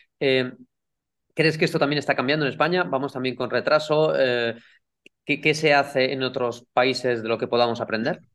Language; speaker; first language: Spanish; native; Spanish